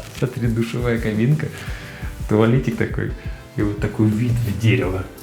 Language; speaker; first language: Russian; native; Russian